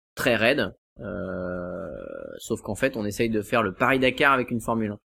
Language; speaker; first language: French; native; French